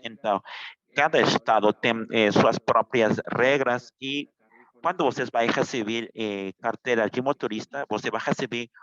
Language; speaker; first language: Portuguese; non-native, fluent; Spanish